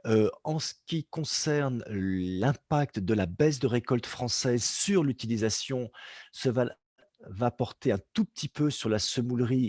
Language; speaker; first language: French; native; French